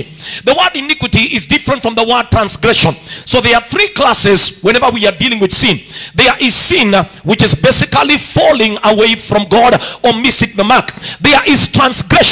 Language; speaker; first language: English; non-native, local second language; Swahili